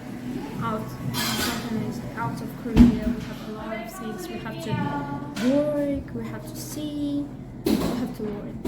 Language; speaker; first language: English; non-native, learner; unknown